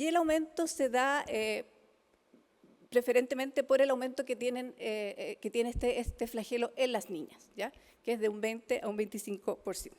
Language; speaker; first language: Spanish; native; Spanish